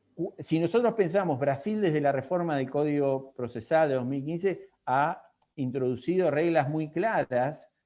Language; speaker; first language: Spanish; native; Spanish